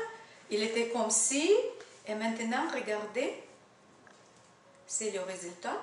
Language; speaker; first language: French; non-native, learner; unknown